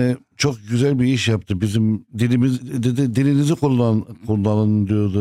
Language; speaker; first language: Turkish; non-native, fluent; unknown